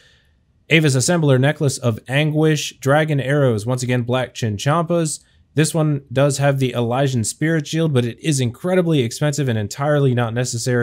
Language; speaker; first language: English; native; English